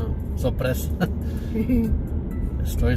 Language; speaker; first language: Spanish; early bilingual, heritage; English